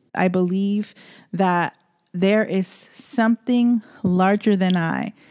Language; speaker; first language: English; native; English